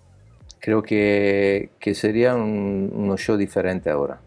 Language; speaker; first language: Spanish; non-native, learner; Italian